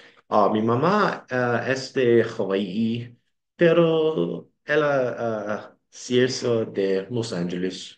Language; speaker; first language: Spanish; non-native, learner; English